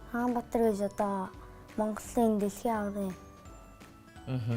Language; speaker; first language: Mongolian; early bilingual, heritage; Mongolian